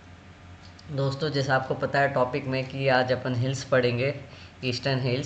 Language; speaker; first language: Hindi; native; Hindi